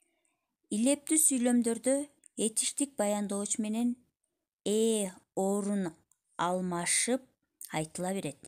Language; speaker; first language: Kyrgyz; native; Kyrgyz